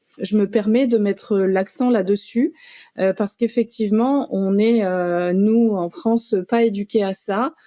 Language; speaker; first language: French; native; French